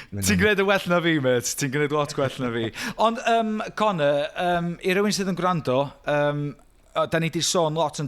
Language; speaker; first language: Welsh; native; Welsh